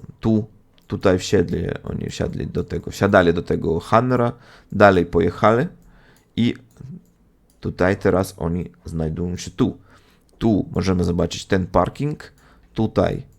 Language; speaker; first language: Polish; non-native, fluent; Russian